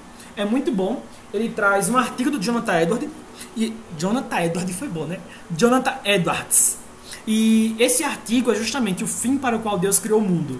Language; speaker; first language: Portuguese; native; Portuguese